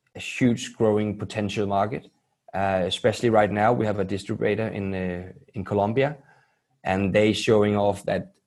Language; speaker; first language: English; non-native, fluent; Danish